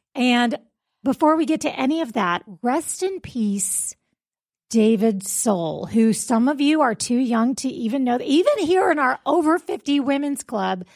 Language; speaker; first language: English; native; English